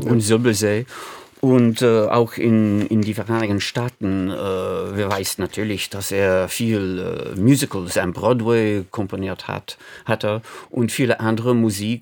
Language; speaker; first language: German; non-native, fluent; English